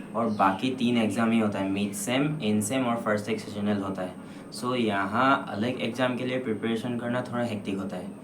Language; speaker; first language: Hindi; non-native, local second language; Assamese